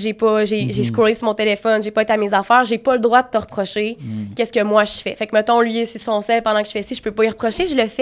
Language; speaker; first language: French; native; French